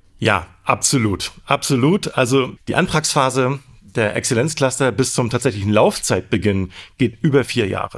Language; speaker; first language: German; native; German